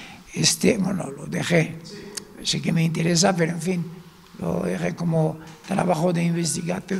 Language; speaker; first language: Spanish; non-native, fluent; Arabic